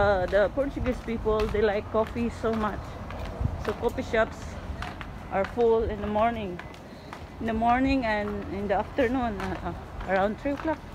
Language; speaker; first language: English; non-native, local second language; Filipino